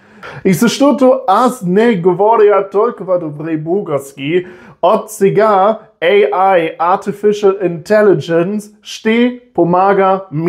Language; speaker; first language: Bulgarian; non-native, learner; German